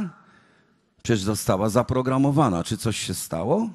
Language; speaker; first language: Polish; native; Polish